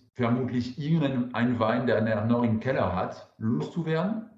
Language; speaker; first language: German; non-native, fluent; French